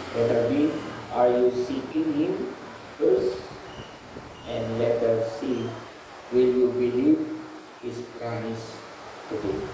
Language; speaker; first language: English; non-native, local second language; Filipino